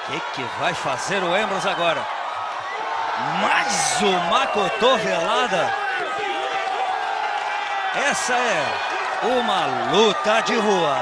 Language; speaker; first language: Portuguese; native; Portuguese